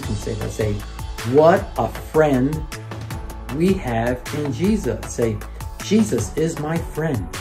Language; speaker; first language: English; native; English